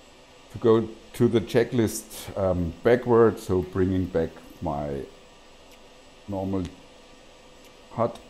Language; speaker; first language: English; non-native, fluent; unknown